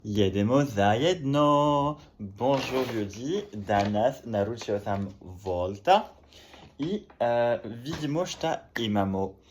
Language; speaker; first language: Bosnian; non-native, learner; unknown